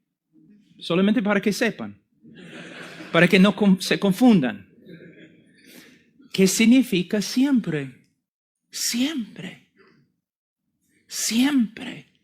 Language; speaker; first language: Spanish; non-native, fluent; English